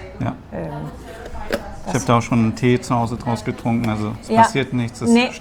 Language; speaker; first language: German; native; German